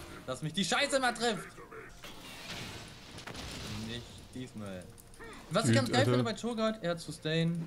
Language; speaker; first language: German; native; German